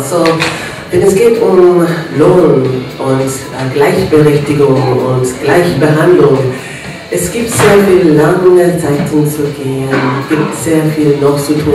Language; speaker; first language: German; non-native, fluent; English